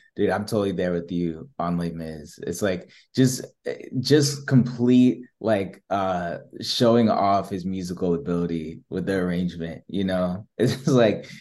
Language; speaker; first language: English; native; English